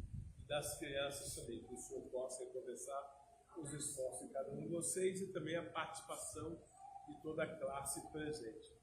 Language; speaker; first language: Portuguese; native; Portuguese